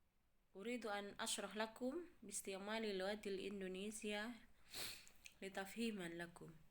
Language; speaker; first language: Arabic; non-native, fluent; Indonesian